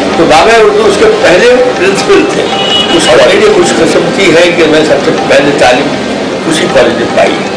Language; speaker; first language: Urdu; native; Urdu